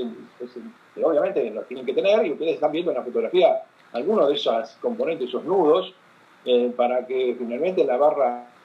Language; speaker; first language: Spanish; native; Spanish